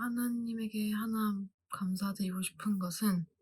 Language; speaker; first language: Korean; early bilingual, heritage; Korean